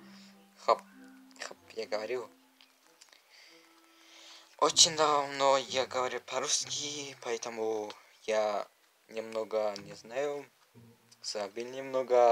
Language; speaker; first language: Russian; non-native, learner; Uzbek